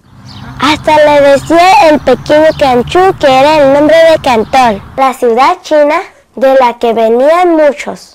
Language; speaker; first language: Spanish; early bilingual, other home language; Cantonese